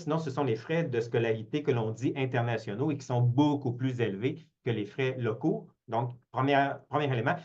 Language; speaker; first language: French; native; French